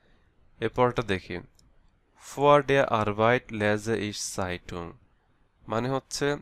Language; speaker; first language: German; non-native, learner; Bangla